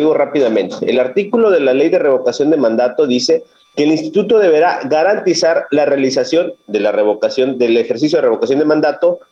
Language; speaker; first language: Spanish; native; Spanish